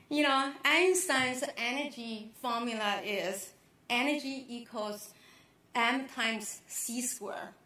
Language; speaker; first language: English; non-native, fluent; Chinese